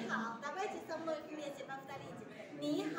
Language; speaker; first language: Russian; non-native, learner; Chinese